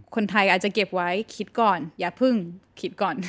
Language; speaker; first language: Thai; non-native, fluent; Portuguese